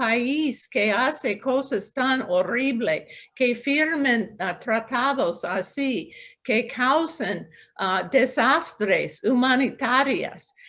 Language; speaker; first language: Spanish; non-native, local second language; English